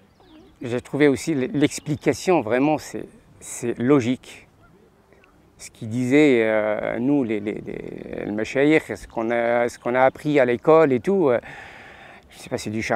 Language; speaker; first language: French; non-native, local second language; Arabic